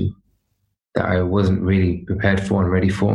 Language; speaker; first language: English; native; English